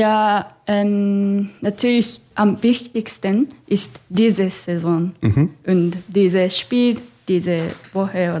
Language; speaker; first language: German; non-native, learner; Japanese